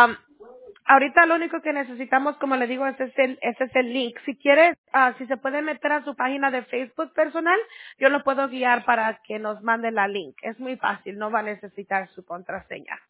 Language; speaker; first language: Spanish; early bilingual, heritage; Spanish